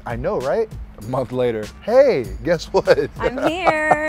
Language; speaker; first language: English; native; English